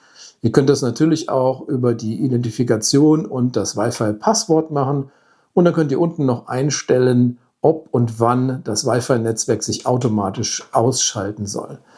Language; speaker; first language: German; native; German